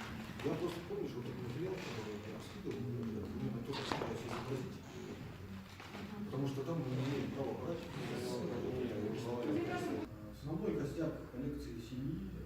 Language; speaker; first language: Russian; native; Russian